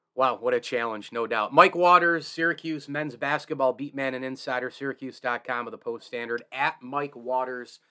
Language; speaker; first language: English; native; English